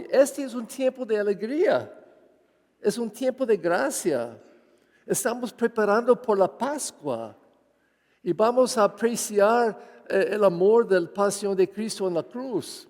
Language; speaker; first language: Spanish; non-native, fluent; English